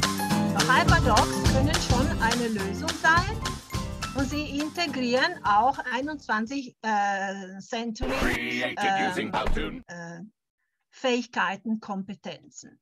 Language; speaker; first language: German; early bilingual, heritage; German